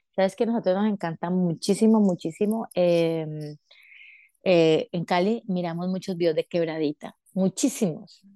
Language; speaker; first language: Spanish; native; Spanish